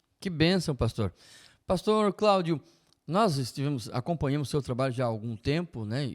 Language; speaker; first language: Portuguese; native; Portuguese